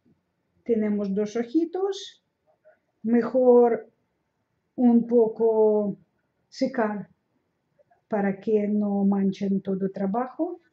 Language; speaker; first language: Spanish; non-native, learner; Russian